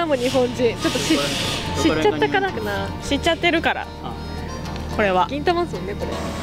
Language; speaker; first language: Japanese; native; Japanese